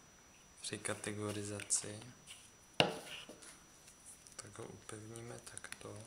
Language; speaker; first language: Czech; native; Czech